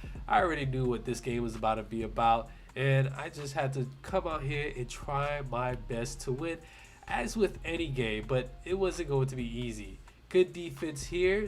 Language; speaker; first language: English; native; English